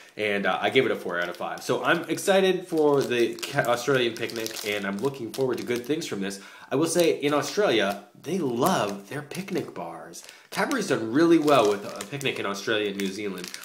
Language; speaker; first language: English; native; English